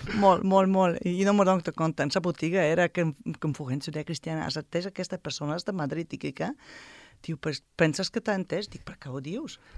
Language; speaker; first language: Catalan; non-native, fluent; German